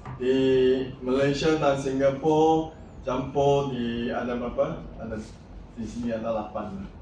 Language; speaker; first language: Malay; non-native, local second language; Chinese